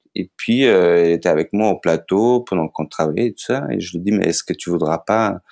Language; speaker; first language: French; non-native, fluent; Macedonian